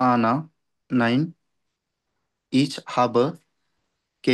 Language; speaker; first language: German; non-native, learner; Marathi